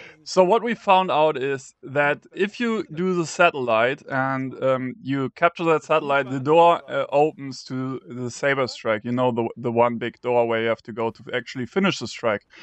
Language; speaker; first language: English; non-native, fluent; German